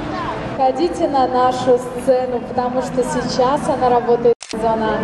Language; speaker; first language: Russian; native; Russian